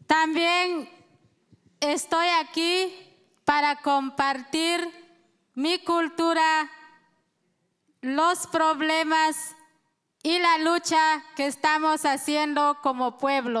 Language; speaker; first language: Spanish; non-native, local second language; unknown